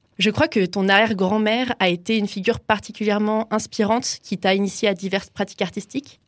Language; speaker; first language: French; native; French